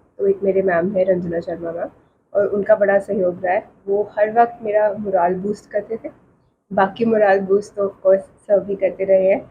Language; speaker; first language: Hindi; non-native, local second language; Punjabi